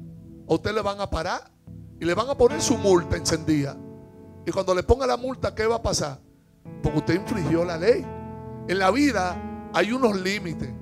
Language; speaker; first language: Spanish; native; Spanish